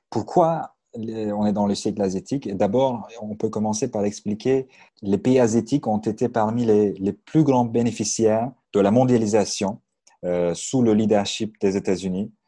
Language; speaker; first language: French; non-native, fluent; Turkish